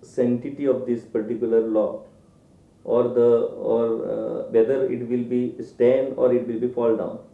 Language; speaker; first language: English; non-native, local second language; Marathi